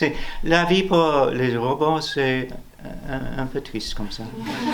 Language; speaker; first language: French; non-native, learner; English